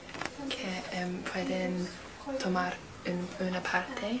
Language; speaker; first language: Spanish; non-native, learner; English